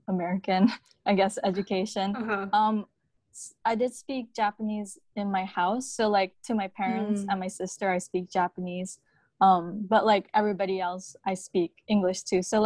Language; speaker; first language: English; early bilingual, other home language; Japanese